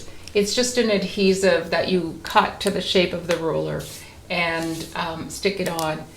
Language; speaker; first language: English; native; English